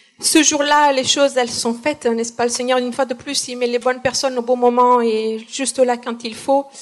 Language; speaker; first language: French; non-native, fluent; Portuguese